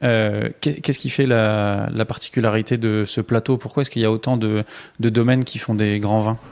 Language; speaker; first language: French; native; French